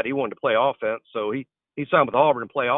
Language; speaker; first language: English; native; English